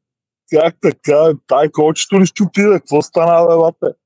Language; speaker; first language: Bulgarian; native; Bulgarian